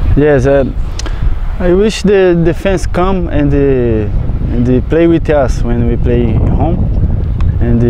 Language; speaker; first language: English; non-native, learner; Portuguese